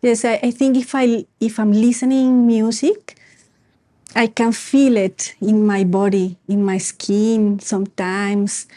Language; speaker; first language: English; non-native, fluent; Spanish